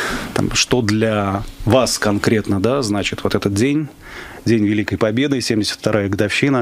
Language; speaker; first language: Russian; native; Russian